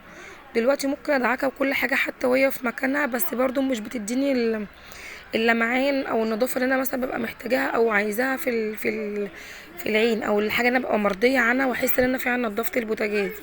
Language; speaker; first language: Arabic; native; Arabic